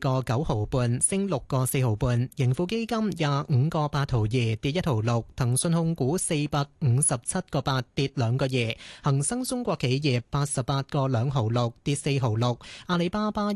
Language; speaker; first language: Cantonese; native; Cantonese